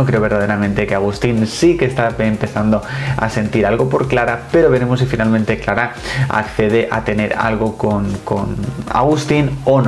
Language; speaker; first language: Spanish; native; Spanish